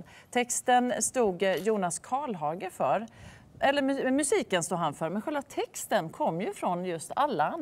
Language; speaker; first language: Swedish; native; Swedish